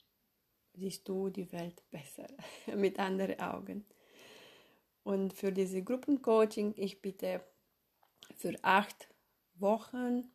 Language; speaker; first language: German; non-native, fluent; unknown